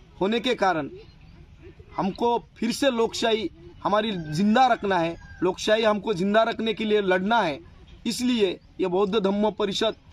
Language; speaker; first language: Hindi; non-native, local second language; Marathi